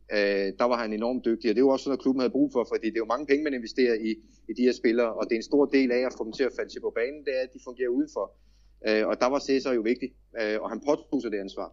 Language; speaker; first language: Danish; native; Danish